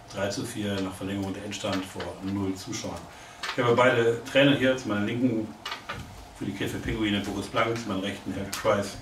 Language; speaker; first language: German; native; German